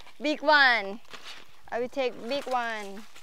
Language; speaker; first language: English; non-native, learner; Thai